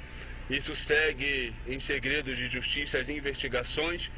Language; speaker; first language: Portuguese; native; Portuguese